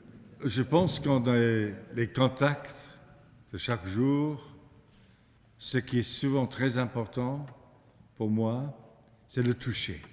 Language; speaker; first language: French; non-native, fluent; English